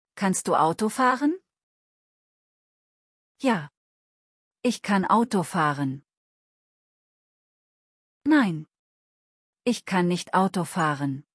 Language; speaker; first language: German; non-native, fluent; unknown